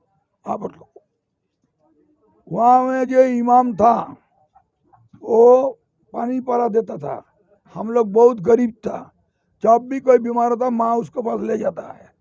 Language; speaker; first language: Hindi; non-native, local second language; Bangla